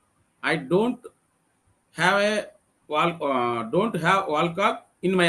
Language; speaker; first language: English; non-native, learner; Telugu